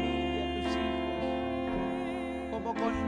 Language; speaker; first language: Spanish; native; Spanish